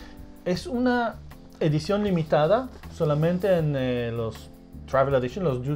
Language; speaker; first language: Spanish; early bilingual, heritage; Spanish